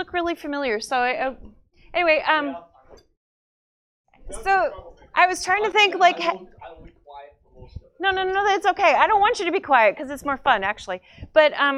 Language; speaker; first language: English; native; English